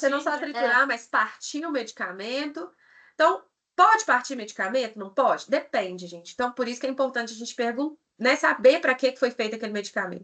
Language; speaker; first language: Portuguese; native; Portuguese